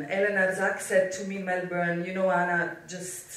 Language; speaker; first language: English; non-native, fluent; Slovenian